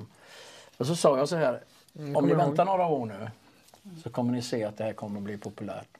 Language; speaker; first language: Swedish; native; Swedish